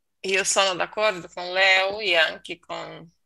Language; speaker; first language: Italian; non-native, learner; Portuguese